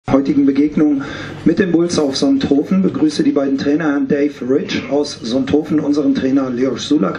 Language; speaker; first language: German; native; German